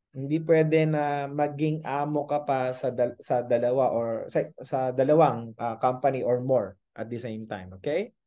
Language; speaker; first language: Filipino; non-native, local second language; Iloko